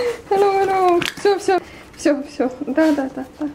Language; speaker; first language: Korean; non-native, fluent; Ukrainian